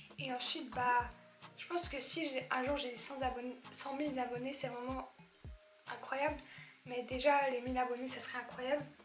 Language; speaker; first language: French; early bilingual, other home language; Polish